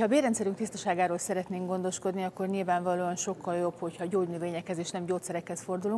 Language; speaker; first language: Hungarian; native; Hungarian